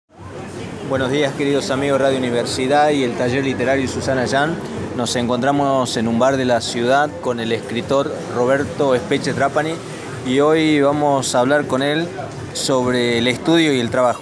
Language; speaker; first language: Spanish; native; Spanish